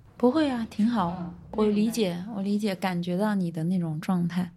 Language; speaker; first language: Chinese; native; Chinese